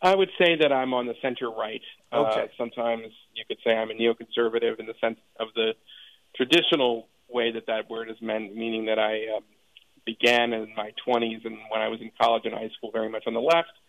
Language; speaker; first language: English; native; English